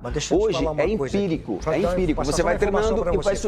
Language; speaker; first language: Portuguese; native; Portuguese